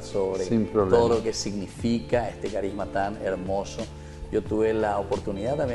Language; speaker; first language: Spanish; native; Spanish